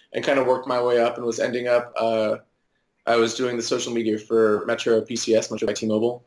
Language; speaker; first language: English; native; English